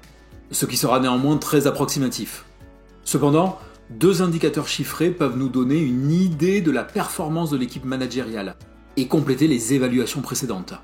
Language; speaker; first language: French; native; French